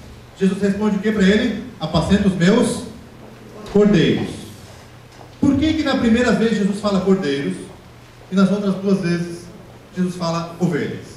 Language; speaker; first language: Portuguese; native; Portuguese